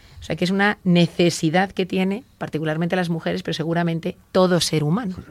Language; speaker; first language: Spanish; native; Spanish